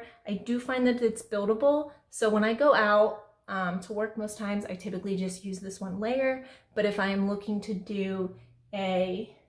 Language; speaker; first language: English; native; English